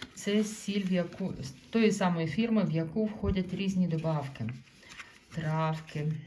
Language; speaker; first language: Ukrainian; native; Ukrainian